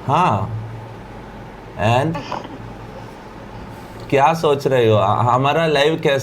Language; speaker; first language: Hindi; non-native, local second language; Malayalam